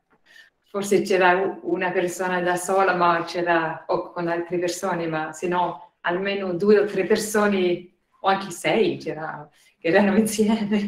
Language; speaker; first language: Italian; non-native, fluent; French